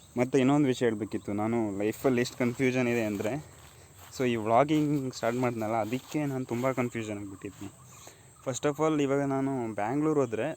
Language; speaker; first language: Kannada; native; Kannada